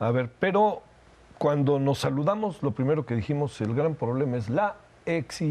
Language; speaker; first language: Spanish; native; Spanish